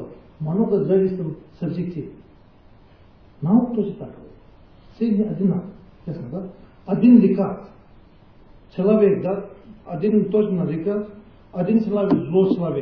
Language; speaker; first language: Russian; non-native, learner; Tibetan